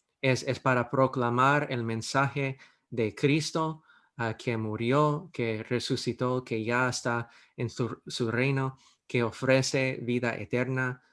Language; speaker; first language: Spanish; non-native, fluent; English